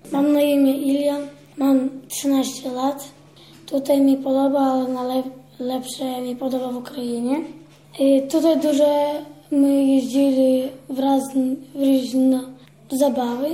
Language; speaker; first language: Polish; non-native, learner; Ukrainian